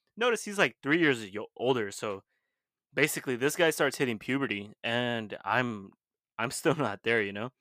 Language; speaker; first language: English; early bilingual, other home language; Spanish